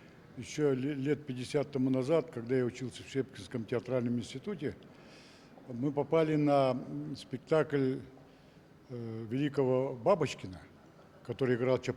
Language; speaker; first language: Russian; non-native, local second language; Yakut